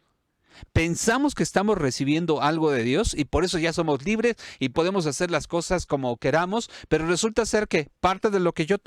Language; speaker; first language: Spanish; native; Spanish